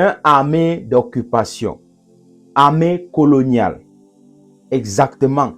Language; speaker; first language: French; non-native, local second language; English